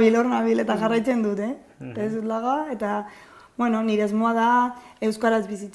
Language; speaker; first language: Basque; non-native, local second language; Spanish